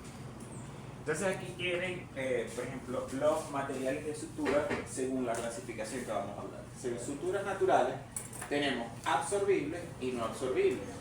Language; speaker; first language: Spanish; native; Spanish